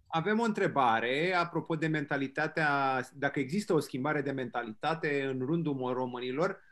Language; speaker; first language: Romanian; native; Romanian